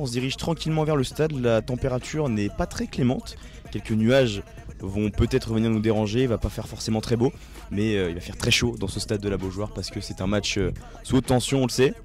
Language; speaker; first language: French; native; French